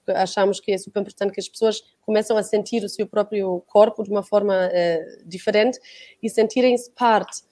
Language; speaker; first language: Portuguese; non-native, fluent; German